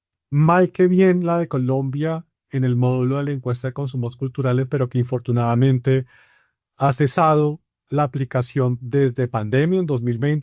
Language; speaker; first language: Spanish; native; Spanish